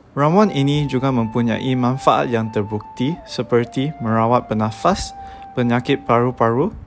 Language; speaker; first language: Malay; non-native, local second language; Tamil